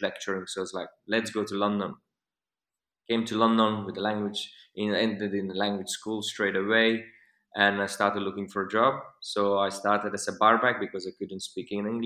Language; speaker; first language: English; non-native, fluent; Slovak